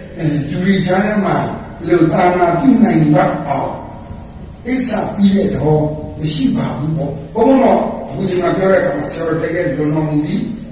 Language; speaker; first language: Burmese; native; Burmese